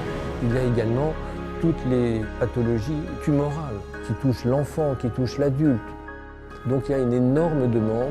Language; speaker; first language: French; native; French